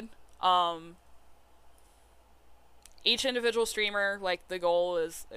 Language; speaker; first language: English; native; English